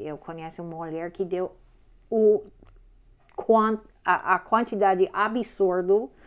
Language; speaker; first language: Portuguese; non-native, learner; English